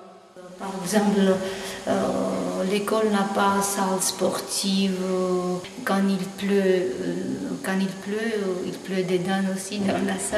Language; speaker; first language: French; non-native, fluent; Georgian